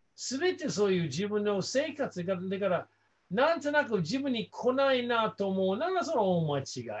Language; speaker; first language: Japanese; non-native, fluent; English